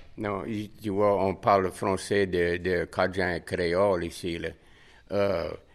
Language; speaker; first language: French; native; French